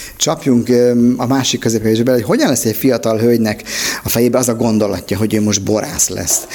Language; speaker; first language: Hungarian; native; Hungarian